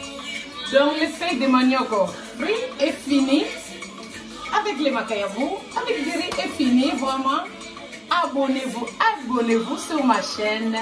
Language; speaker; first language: French; non-native, local second language; Lingala